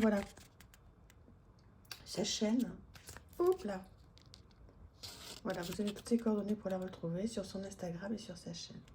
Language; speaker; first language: French; native; French